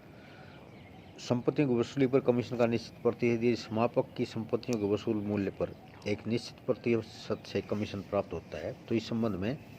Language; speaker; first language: Hindi; native; Hindi